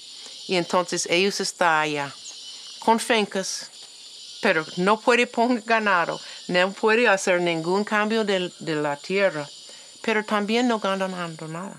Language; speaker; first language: Spanish; non-native, learner; English